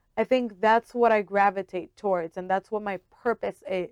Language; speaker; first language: English; early bilingual, other home language; Spanish